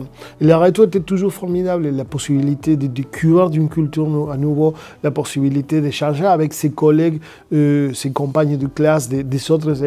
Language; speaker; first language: French; non-native, fluent; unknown